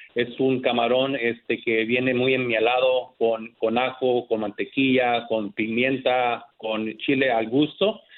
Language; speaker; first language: Spanish; early bilingual, heritage; Spanish